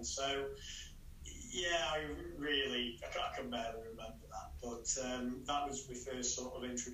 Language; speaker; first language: English; native; English